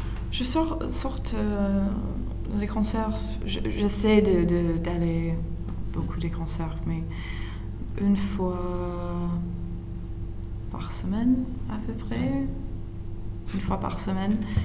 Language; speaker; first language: French; non-native, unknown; English